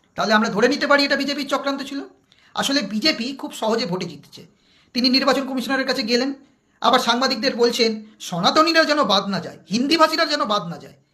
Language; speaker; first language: Bangla; native; Bangla